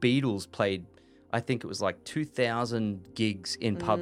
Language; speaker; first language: English; native; English